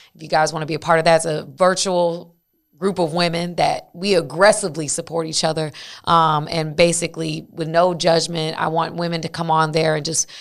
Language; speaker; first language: English; native; English